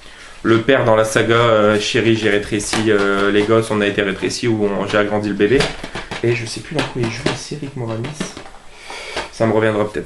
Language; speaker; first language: French; native; French